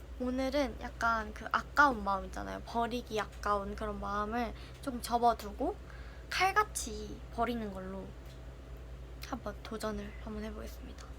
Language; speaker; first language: Korean; native; Korean